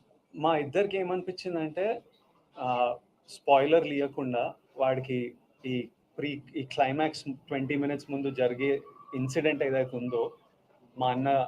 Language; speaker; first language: Telugu; native; Telugu